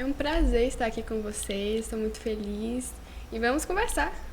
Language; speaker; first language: Portuguese; native; Portuguese